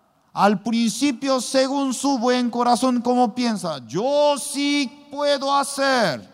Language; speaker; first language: Spanish; non-native, learner; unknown